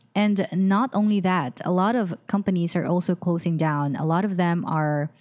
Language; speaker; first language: English; non-native, local second language; Filipino